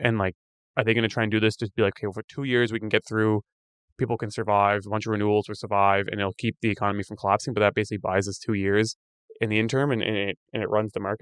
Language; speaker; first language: English; native; English